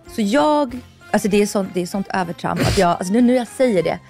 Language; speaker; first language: Swedish; non-native, fluent; Russian